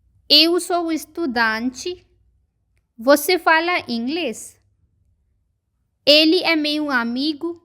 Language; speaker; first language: Portuguese; non-native, fluent; Hindi